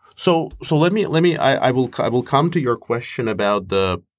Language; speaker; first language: English; non-native, fluent; Russian